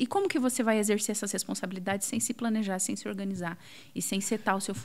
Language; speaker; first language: Portuguese; native; Portuguese